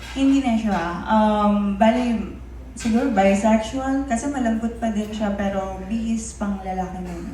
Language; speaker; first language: Filipino; non-native, local second language; Pampanga